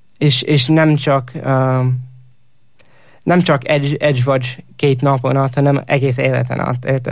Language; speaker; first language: Hungarian; non-native, fluent; English